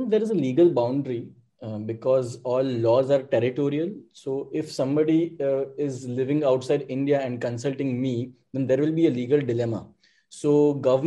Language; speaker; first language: English; non-native, local second language; Gujarati